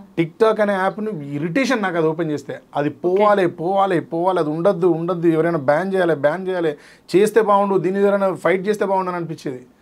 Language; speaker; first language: Telugu; native; Telugu